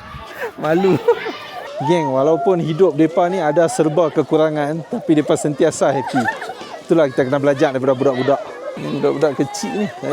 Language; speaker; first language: Malay; native; Malay